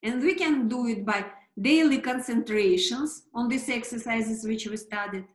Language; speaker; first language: English; non-native, fluent; Russian